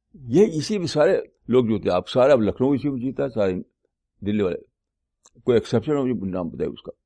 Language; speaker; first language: Urdu; native; Urdu